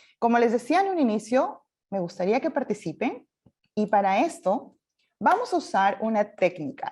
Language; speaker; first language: Spanish; native; Spanish